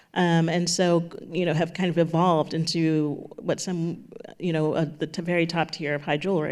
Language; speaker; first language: English; native; English